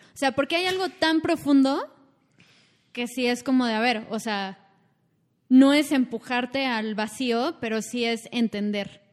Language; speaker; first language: Spanish; native; Spanish